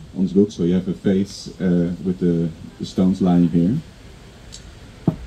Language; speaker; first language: English; non-native, fluent; Dutch